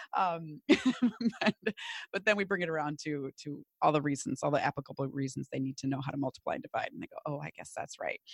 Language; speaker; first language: English; native; English